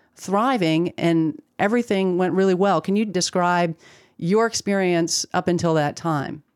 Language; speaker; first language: English; native; English